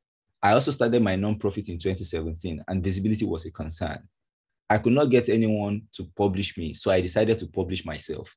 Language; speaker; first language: English; non-native, local second language; Yoruba